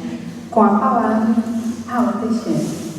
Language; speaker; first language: Portuguese; native; Portuguese